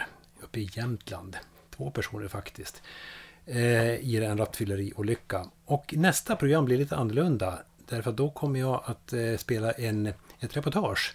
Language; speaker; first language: Swedish; native; Swedish